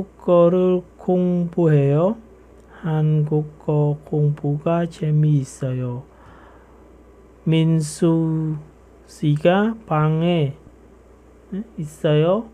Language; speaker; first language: Korean; non-native, fluent; Khmer